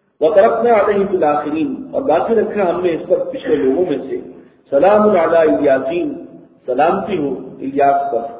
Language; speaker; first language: Urdu; native; Urdu